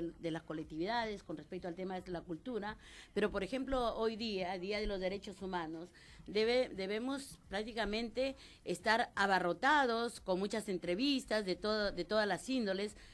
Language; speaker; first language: Spanish; native; Spanish